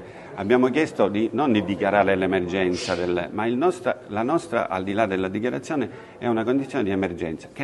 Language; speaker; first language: Italian; native; Italian